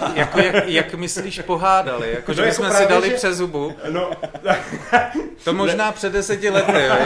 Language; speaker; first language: Czech; native; Czech